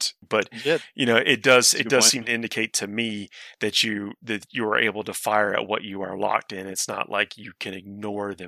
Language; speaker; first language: English; native; English